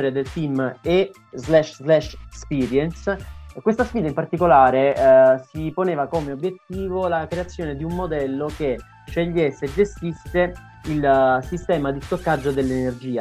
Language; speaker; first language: Italian; native; Italian